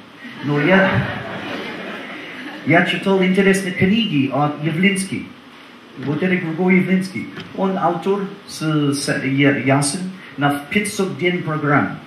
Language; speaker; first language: Russian; non-native, learner; English